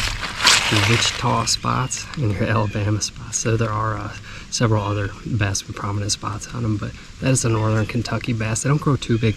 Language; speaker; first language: English; native; English